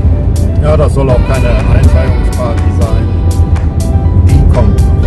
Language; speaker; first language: German; native; German